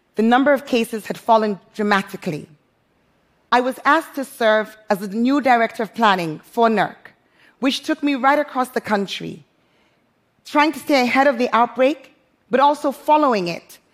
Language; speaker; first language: English; non-native, local second language; Krio